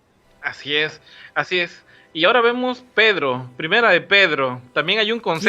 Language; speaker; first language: Spanish; native; Spanish